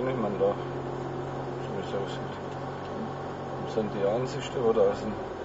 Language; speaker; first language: German; native; German